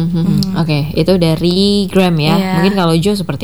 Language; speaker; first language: Indonesian; native; Indonesian